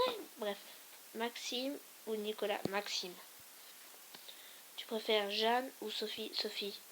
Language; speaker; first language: French; native; French